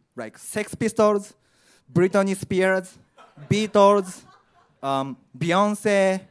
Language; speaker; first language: English; non-native, learner; Japanese